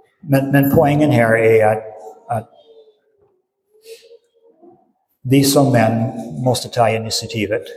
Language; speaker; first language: Swedish; non-native, fluent; English